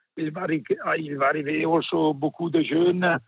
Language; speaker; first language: French; non-native, learner; Italian